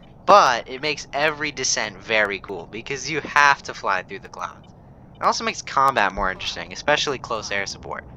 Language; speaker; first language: English; native; English